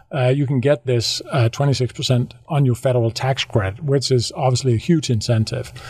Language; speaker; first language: English; non-native, fluent; Danish